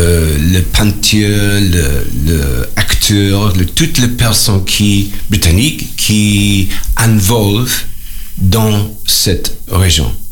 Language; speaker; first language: French; non-native, learner; English